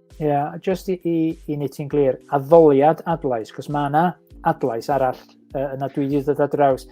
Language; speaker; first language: Welsh; native; Welsh